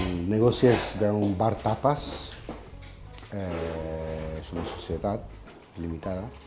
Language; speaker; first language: Catalan; non-native, fluent; Bangla